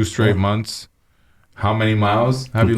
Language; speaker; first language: English; native; English